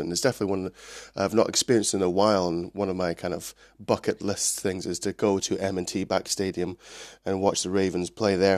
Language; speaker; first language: English; native; English